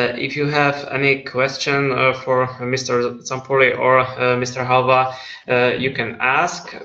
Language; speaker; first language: English; non-native, fluent; Czech